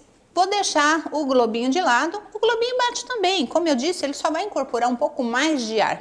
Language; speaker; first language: Portuguese; native; Portuguese